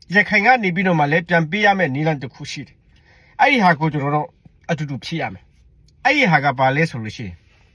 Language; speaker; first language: Burmese; non-native, local second language; Hakha Chin